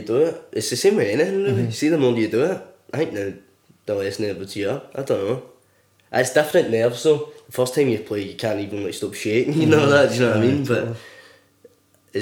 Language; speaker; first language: English; native; English